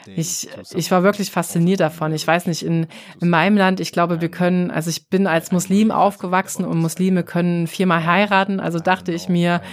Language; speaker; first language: German; non-native, fluent; Arabic